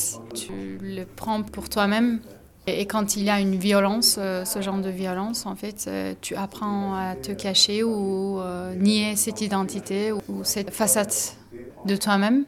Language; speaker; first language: French; non-native, fluent; Turkish